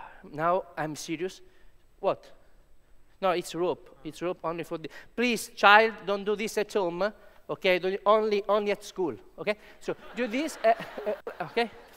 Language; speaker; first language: English; non-native, learner; Italian